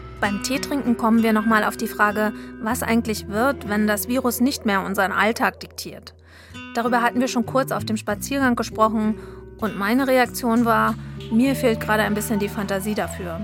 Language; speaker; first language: German; native; German